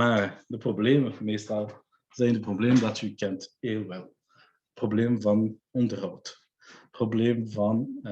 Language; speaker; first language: Dutch; non-native, local second language; French